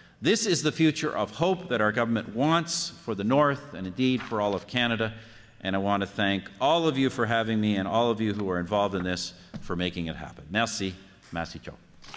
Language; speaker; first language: English; native; English